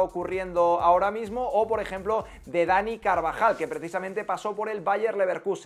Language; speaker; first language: Spanish; native; Spanish